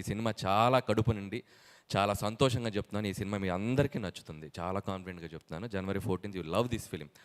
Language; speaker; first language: Telugu; native; Telugu